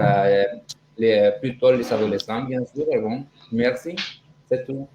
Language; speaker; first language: French; non-native, fluent; Spanish